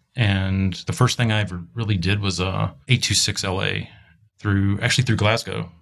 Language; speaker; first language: English; native; English